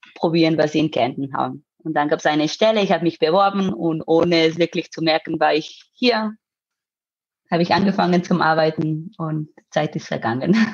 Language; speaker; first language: German; non-native, fluent; Spanish